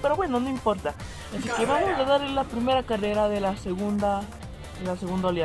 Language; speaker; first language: Spanish; native; Spanish